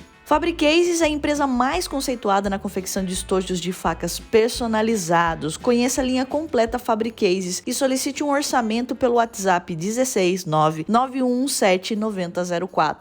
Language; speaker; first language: Portuguese; native; Portuguese